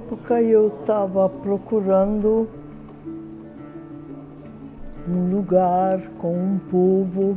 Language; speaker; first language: Portuguese; non-native, fluent; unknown